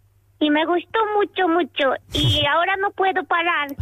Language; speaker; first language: Spanish; non-native, learner; Japanese